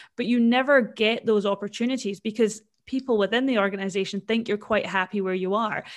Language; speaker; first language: English; native; English